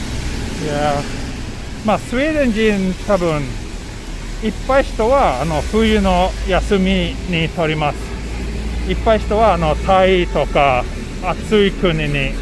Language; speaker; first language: Japanese; non-native, fluent; Swedish